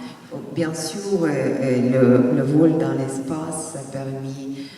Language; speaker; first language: French; non-native, fluent; Russian